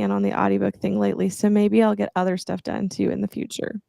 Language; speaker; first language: English; native; English